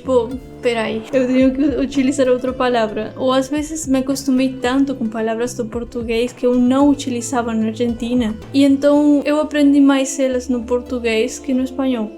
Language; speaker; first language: Portuguese; non-native, fluent; Spanish